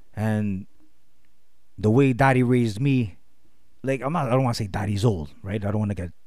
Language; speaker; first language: English; native; English